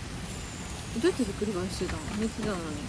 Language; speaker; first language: Japanese; native; Japanese